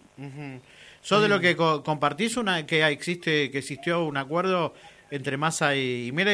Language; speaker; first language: Spanish; native; Spanish